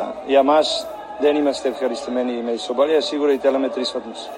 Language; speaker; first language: Greek; non-native, learner; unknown